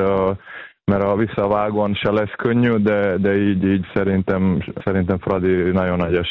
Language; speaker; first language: Hungarian; non-native, fluent; Serbian